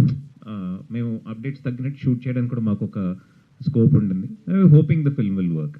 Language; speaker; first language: Telugu; native; Telugu